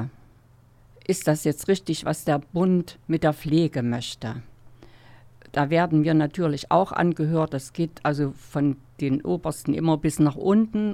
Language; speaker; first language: German; native; German